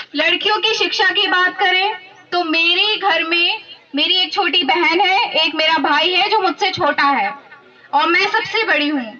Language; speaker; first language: Hindi; native; Hindi